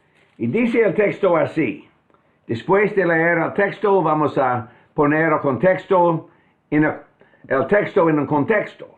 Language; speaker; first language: Spanish; non-native, fluent; English